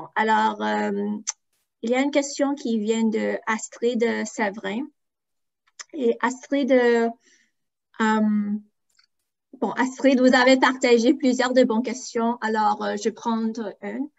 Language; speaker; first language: French; non-native, fluent; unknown